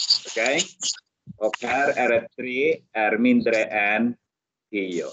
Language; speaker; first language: Swedish; non-native, fluent; Arabic